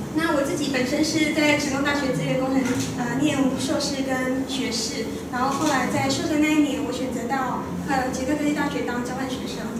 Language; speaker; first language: Chinese; native; Chinese